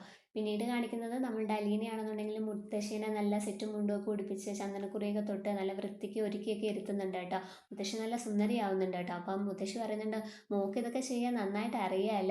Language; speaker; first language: Malayalam; native; Malayalam